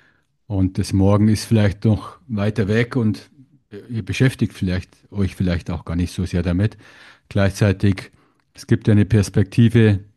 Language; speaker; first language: German; native; German